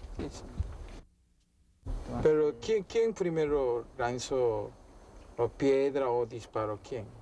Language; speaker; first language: Spanish; non-native, learner; Korean